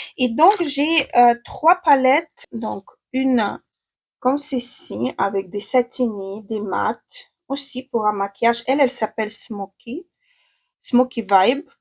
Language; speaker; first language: French; non-native, fluent; Ukrainian